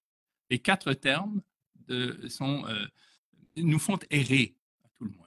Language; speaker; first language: French; native; French